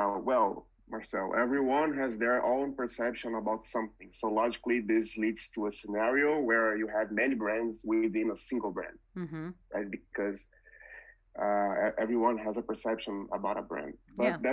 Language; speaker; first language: English; non-native, fluent; Portuguese